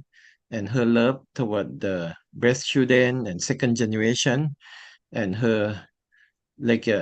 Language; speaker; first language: English; non-native, learner; Thai